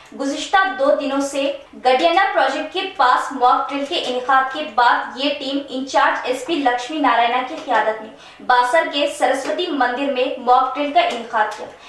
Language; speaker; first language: Urdu; native; Urdu